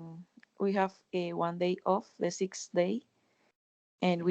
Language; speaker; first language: English; non-native, learner; Spanish